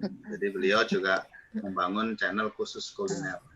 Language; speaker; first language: Indonesian; native; Indonesian